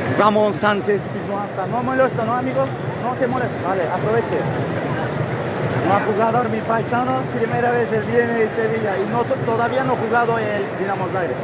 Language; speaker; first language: Spanish; non-native, learner; Azerbaijani